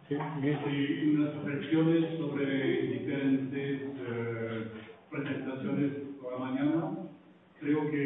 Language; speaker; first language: Spanish; non-native, fluent; French